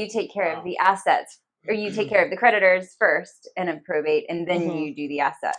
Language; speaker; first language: English; native; English